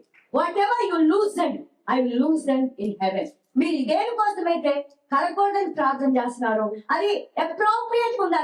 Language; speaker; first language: Telugu; native; Telugu